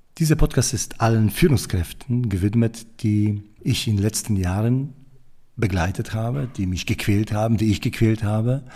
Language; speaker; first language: German; non-native, fluent; Polish